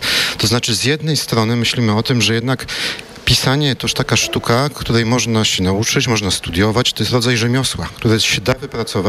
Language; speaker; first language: Polish; native; Polish